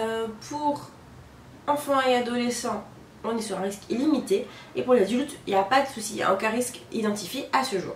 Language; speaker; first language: French; native; French